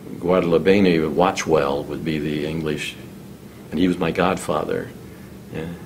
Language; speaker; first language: English; native; English